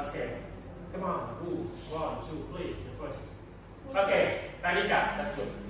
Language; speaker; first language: English; non-native, learner; Indonesian